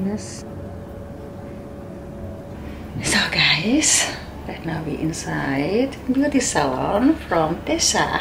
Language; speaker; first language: English; non-native, learner; Indonesian